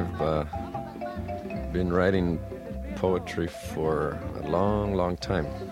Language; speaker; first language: English; early bilingual, other home language; Spanish